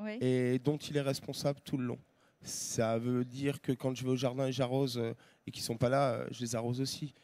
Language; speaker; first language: French; native; French